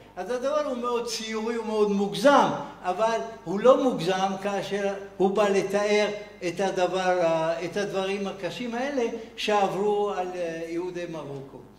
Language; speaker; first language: Hebrew; non-native, fluent; Arabic